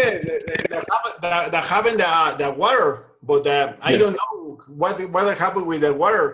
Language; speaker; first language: English; non-native, learner; Spanish